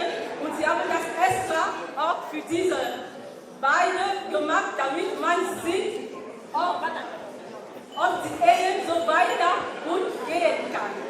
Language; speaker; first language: German; non-native, learner; French